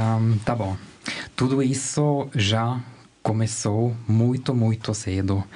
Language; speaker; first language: Portuguese; non-native, learner; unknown